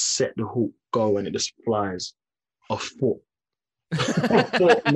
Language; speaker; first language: English; native; English